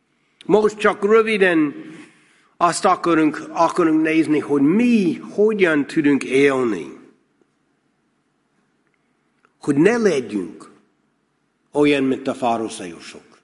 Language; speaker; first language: Hungarian; non-native, fluent; English